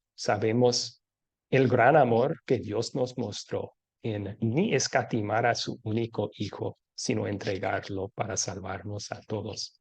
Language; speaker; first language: Spanish; non-native, fluent; English